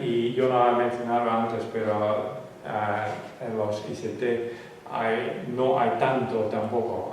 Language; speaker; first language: Spanish; non-native, fluent; Western Frisian